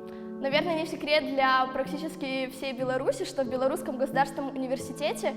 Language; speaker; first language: Russian; native; Russian